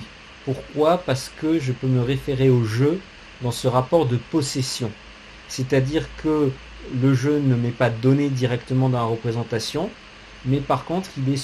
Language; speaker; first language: French; native; French